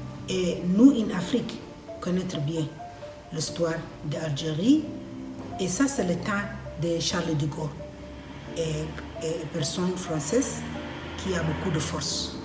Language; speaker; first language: French; non-native, learner; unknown